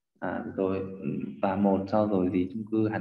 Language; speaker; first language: Vietnamese; native; Vietnamese